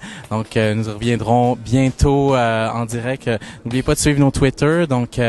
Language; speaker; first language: French; native; French